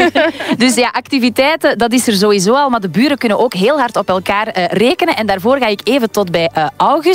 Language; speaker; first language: Dutch; native; Dutch